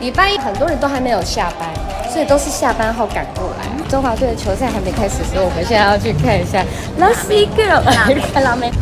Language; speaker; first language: Chinese; native; Chinese